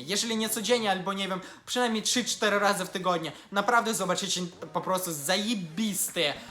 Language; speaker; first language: Polish; non-native, fluent; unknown